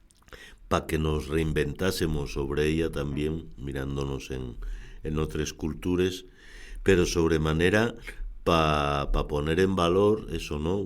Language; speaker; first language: Spanish; native; Spanish